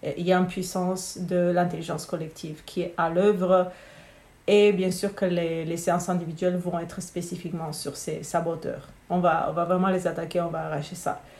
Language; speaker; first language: French; non-native, fluent; Romanian